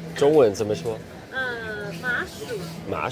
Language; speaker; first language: Chinese; non-native, learner; English